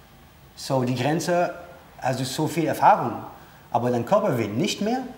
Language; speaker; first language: German; non-native, learner; French